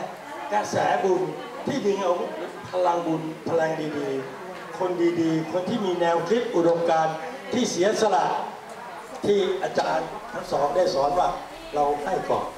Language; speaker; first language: Thai; native; Thai